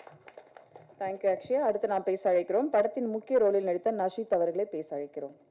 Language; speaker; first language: Tamil; native; Tamil